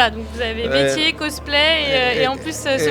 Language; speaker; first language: French; native; French